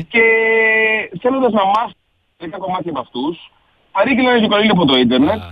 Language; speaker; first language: Greek; native; Greek